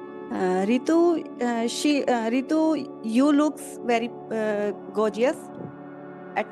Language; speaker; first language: English; non-native, learner; Punjabi